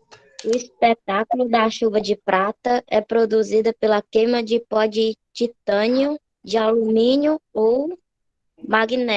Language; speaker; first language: Portuguese; native; Portuguese